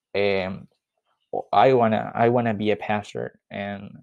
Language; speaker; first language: English; non-native, fluent; Spanish